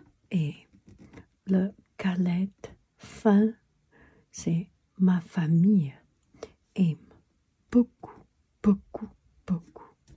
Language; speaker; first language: French; non-native, learner; Chinese